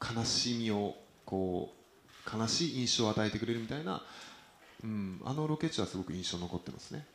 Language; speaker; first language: Japanese; native; Japanese